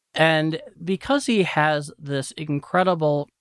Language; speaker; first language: English; native; English